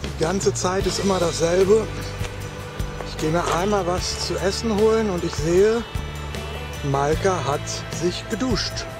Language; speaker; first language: German; native; German